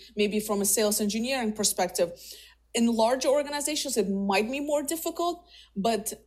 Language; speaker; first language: English; early bilingual, other home language; Russian